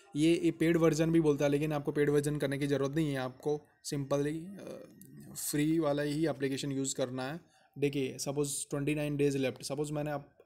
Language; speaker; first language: Hindi; native; Hindi